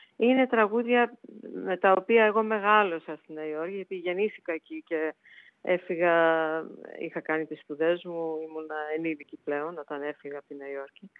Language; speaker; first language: Greek; early bilingual, heritage; Greek